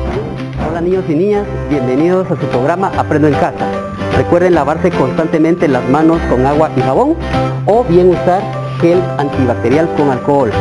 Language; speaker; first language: Spanish; native; Spanish